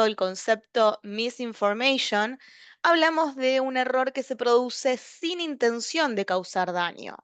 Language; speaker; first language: Spanish; native; Spanish